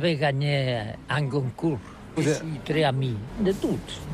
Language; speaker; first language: French; non-native, learner; Catalan